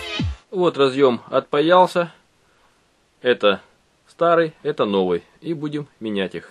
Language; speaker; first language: Russian; native; Russian